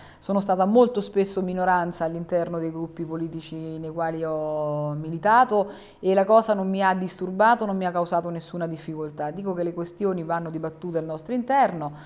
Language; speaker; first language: Italian; native; Italian